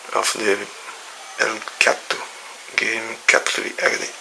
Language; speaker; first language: English; non-native, learner; Portuguese